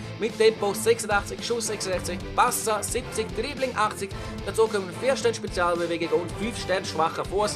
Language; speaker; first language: German; native; German